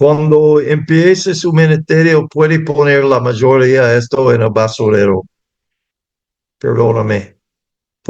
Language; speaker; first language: Spanish; non-native, fluent; English